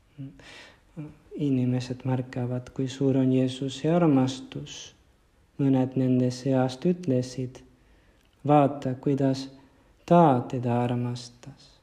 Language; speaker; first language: Estonian; non-native, fluent; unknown